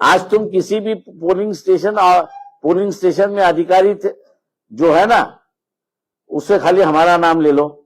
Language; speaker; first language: Hindi; non-native, local second language; Marathi